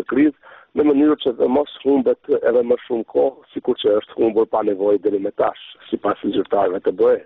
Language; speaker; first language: Albanian; native; Albanian